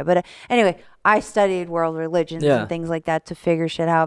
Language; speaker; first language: English; native; English